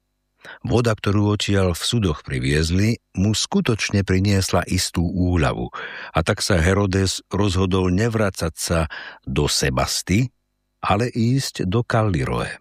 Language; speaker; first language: Slovak; native; Slovak